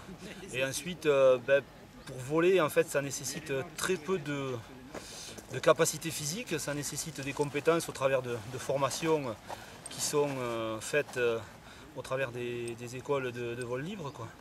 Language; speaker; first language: French; native; French